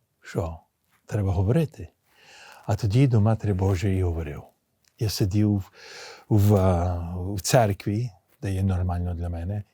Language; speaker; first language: Ukrainian; early bilingual, heritage; English